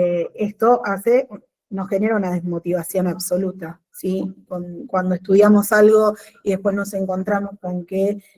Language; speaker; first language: Spanish; native; Spanish